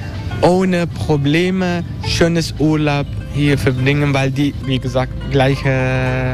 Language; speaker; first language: German; non-native, learner; Turkish